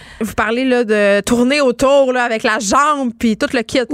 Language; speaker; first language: French; native; French